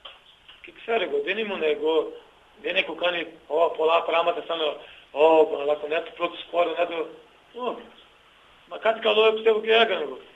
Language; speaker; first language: Greek; non-native, learner; Portuguese